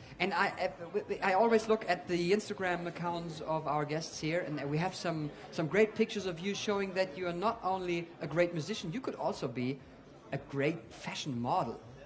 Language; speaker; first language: English; non-native, fluent; German